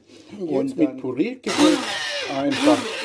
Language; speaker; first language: German; non-native, learner; Persian